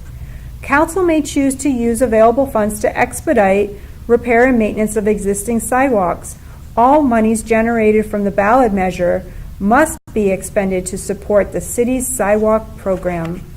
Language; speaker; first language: English; native; English